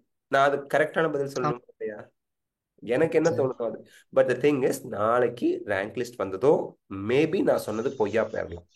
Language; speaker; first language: Tamil; native; Tamil